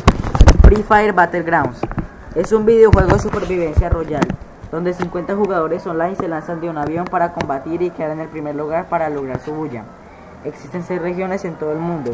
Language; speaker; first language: Spanish; native; Spanish